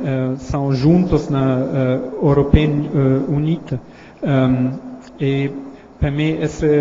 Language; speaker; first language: Portuguese; non-native, learner; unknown